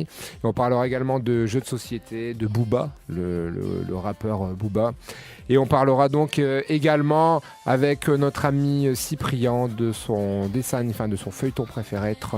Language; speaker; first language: French; native; French